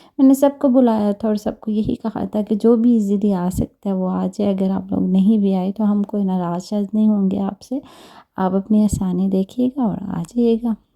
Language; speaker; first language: Urdu; native; Urdu